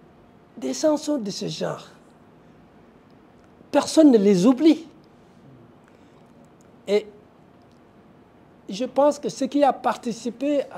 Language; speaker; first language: French; non-native, local second language; Wolof